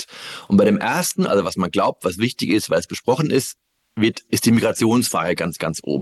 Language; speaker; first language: German; native; German